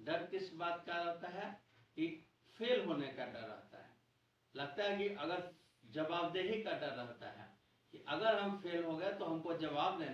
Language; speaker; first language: Hindi; native; Hindi